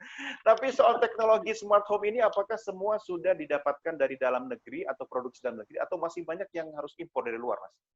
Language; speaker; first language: Indonesian; native; Indonesian